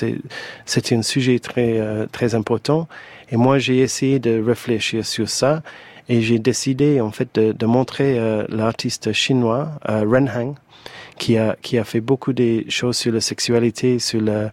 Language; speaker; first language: French; non-native, fluent; English